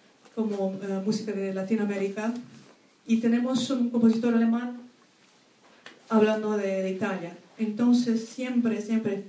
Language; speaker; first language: Spanish; non-native, fluent; Portuguese